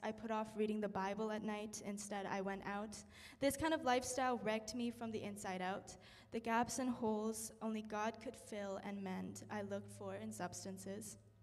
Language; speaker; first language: English; early bilingual, other home language; Korean